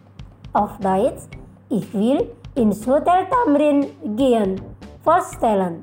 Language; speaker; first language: German; non-native, fluent; Indonesian